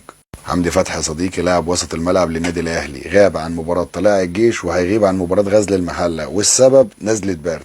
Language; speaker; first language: Arabic; native; Arabic